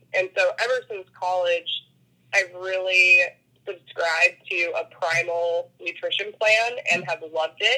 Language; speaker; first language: English; native; English